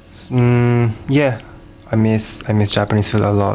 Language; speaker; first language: English; non-native, learner; Japanese